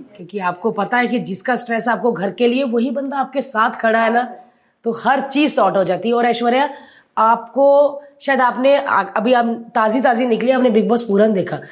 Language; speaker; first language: Hindi; native; Hindi